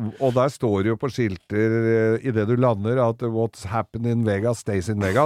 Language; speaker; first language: Norwegian; native; Norwegian